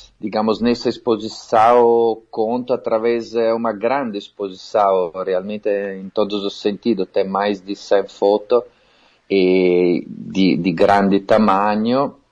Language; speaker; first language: Portuguese; non-native, fluent; Italian